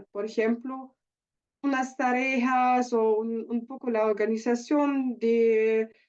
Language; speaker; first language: Spanish; non-native, learner; German